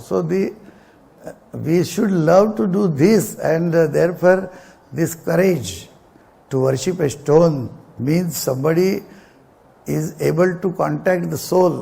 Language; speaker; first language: English; non-native, local second language; Marathi